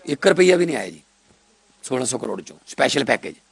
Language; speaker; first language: Hindi; non-native, local second language; Punjabi